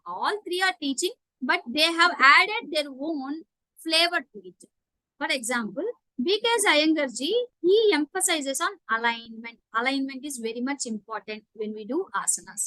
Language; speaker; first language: English; non-native, local second language; Telugu